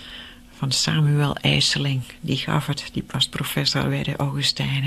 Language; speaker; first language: Dutch; native; Dutch